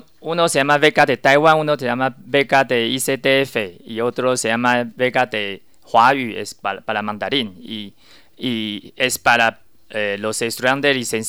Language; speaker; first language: Spanish; non-native, learner; Chinese